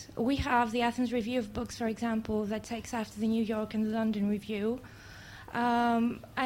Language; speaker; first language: English; non-native, fluent; Greek